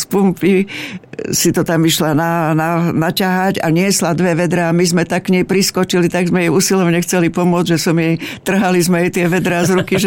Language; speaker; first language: Slovak; native; Slovak